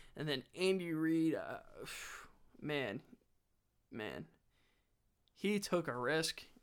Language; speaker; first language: English; native; English